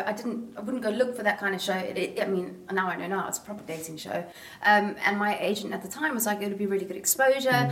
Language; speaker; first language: English; native; English